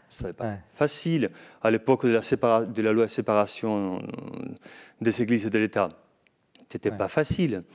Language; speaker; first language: French; non-native, fluent; Spanish